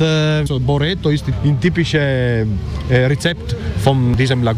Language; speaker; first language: German; non-native, learner; Italian